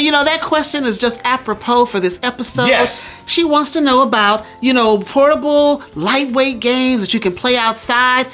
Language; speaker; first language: English; native; English